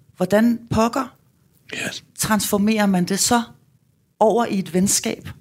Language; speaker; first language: Danish; native; Danish